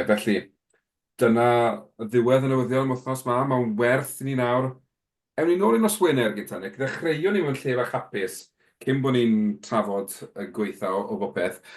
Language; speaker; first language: Welsh; native; Welsh